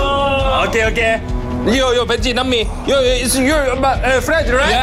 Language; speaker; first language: English; non-native, learner; Korean